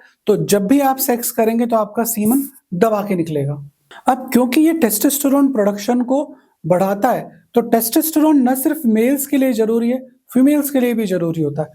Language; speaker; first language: Hindi; native; Hindi